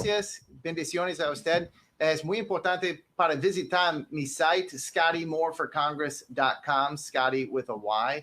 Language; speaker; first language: Spanish; non-native, learner; English